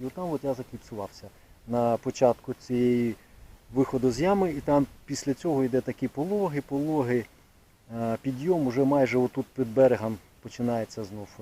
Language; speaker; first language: Ukrainian; native; Ukrainian